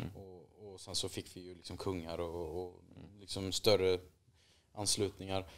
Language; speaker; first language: Swedish; native; Swedish